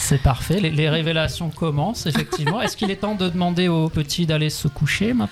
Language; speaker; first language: French; native; French